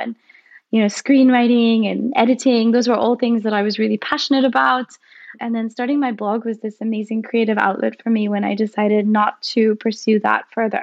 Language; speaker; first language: English; non-native, local second language; Hindi